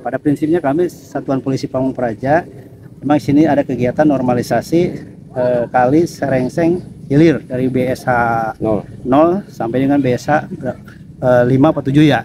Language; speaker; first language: Indonesian; non-native, local second language; Sundanese